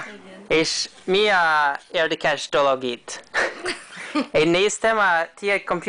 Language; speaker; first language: Hungarian; non-native, learner; English